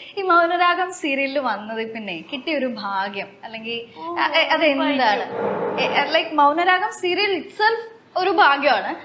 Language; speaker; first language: Malayalam; native; Malayalam